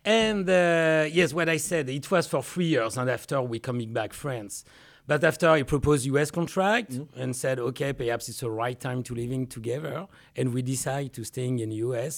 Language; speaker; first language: English; non-native, learner; French